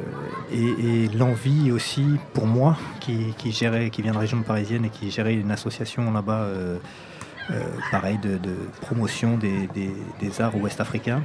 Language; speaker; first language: French; native; French